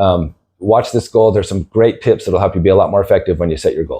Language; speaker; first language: English; native; English